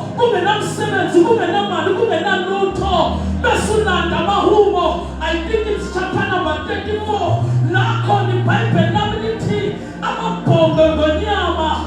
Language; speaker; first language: Zulu; native; Zulu